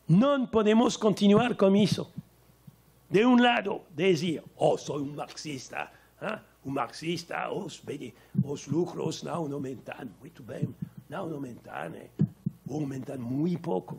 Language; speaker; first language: Portuguese; non-native, learner; French